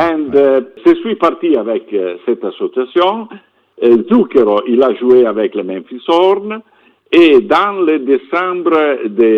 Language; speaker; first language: French; non-native, fluent; Italian